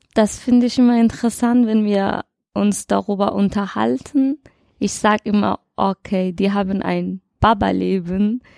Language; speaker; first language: German; non-native, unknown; Persian